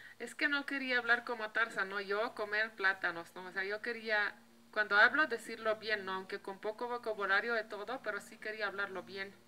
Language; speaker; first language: Spanish; non-native, fluent; Slovenian